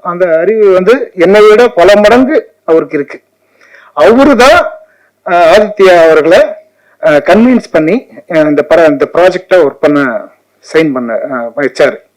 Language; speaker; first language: Tamil; native; Tamil